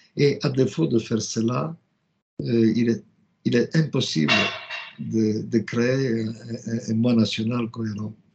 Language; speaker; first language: French; non-native, fluent; Romanian